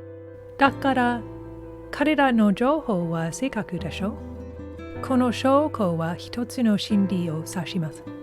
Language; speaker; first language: Japanese; non-native, learner; English